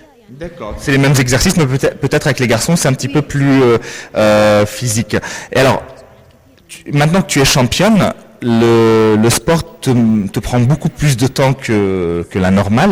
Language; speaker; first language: French; native; French